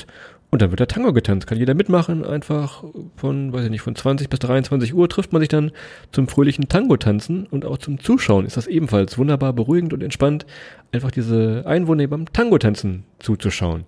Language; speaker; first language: German; native; German